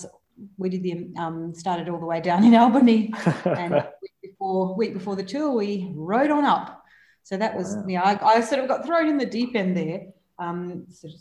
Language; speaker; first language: English; native; English